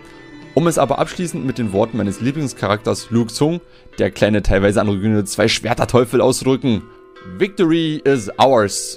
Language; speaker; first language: German; native; German